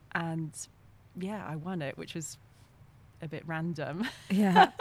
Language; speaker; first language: English; non-native, fluent; French